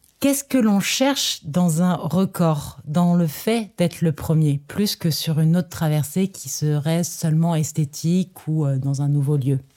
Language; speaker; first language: French; native; French